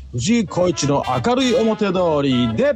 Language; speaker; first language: Japanese; native; Japanese